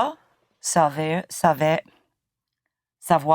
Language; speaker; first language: French; non-native, learner; English